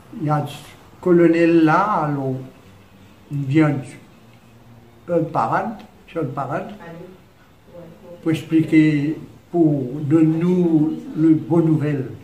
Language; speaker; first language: French; non-native, learner; Morisyen